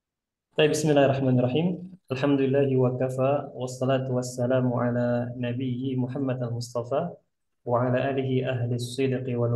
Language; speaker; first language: Arabic; non-native, fluent; Indonesian